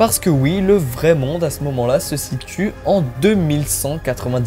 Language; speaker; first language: French; native; French